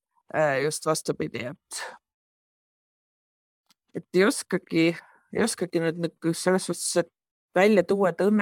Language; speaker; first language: Estonian; native; Estonian